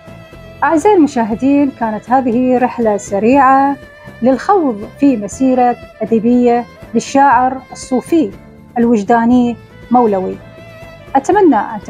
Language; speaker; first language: Arabic; non-native, local second language; Kurdish